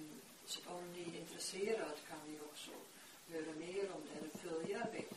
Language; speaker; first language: Swedish; non-native, fluent; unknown